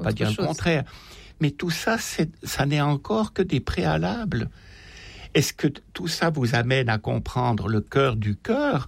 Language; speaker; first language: French; native; French